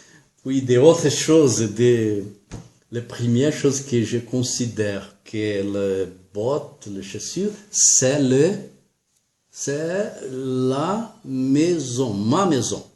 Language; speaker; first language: French; non-native, learner; Portuguese